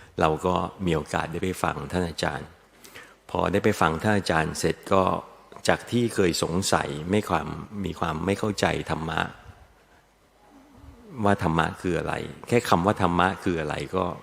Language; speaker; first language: Thai; native; Thai